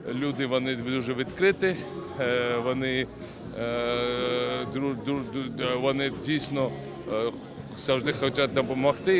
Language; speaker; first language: Ukrainian; non-native, fluent; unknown